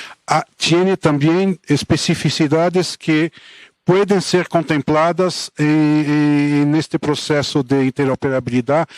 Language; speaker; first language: Spanish; non-native, fluent; Portuguese